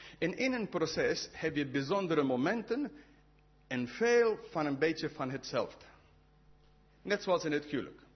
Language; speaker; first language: Dutch; non-native, fluent; English